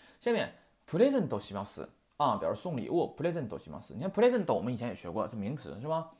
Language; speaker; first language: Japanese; non-native, fluent; Chinese